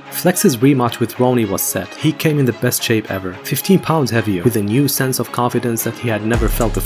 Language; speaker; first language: English; native; English